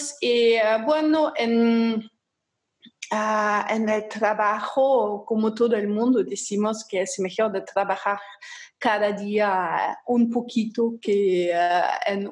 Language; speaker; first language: Spanish; non-native, fluent; German